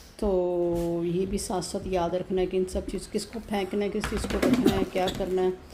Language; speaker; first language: Urdu; native; Urdu